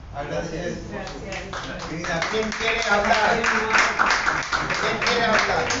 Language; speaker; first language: Spanish; non-native, learner; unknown